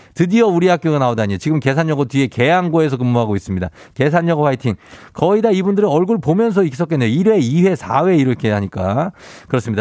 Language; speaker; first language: Korean; native; Korean